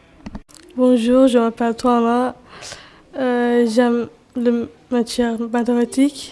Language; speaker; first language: French; early bilingual, other home language; Turkish